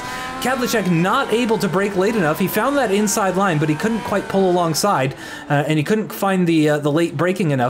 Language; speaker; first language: English; native; English